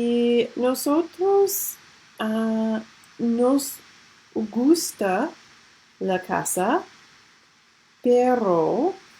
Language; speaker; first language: Spanish; non-native, learner; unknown